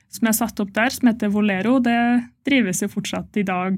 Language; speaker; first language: Norwegian; native; Norwegian